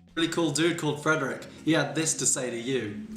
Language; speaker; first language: English; native; English